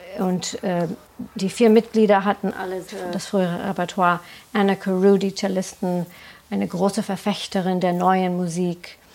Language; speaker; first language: German; non-native, fluent; English